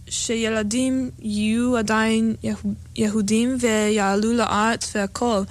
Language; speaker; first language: Hebrew; non-native, fluent; English